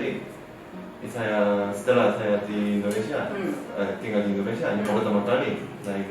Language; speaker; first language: Indonesian; non-native, learner; Korean